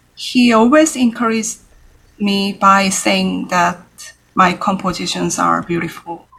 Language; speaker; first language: English; non-native, learner; Korean